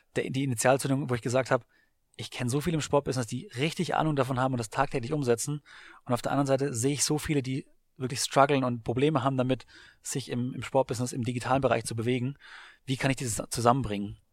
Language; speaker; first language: German; native; German